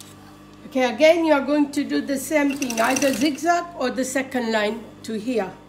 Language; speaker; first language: English; non-native, fluent; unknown